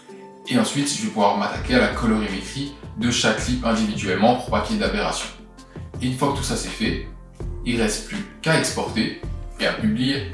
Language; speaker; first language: French; native; French